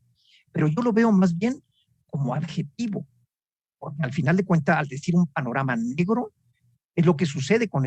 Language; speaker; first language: Spanish; native; Spanish